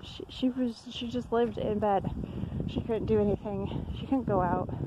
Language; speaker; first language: English; native; English